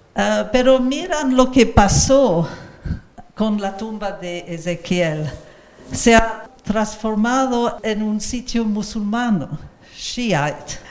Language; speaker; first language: Spanish; non-native, fluent; English